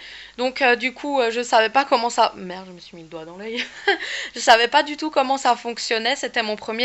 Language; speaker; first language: French; native; French